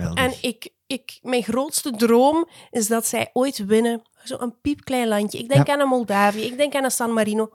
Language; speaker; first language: Dutch; non-native, fluent; Polish